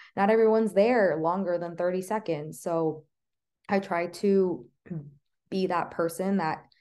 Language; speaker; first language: English; native; English